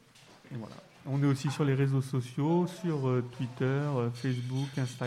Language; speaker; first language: French; native; French